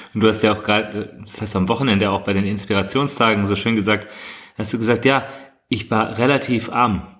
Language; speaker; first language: German; native; German